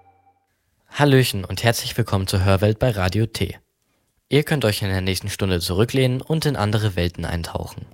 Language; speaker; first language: German; native; German